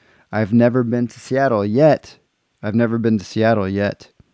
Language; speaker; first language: English; native; English